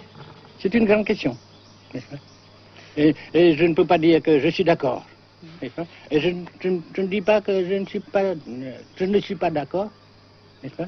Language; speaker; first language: French; non-native, fluent; Vietnamese